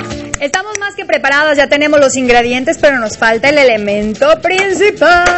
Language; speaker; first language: Spanish; native; Spanish